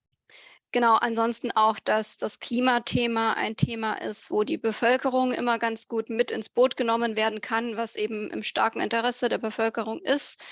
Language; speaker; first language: German; native; German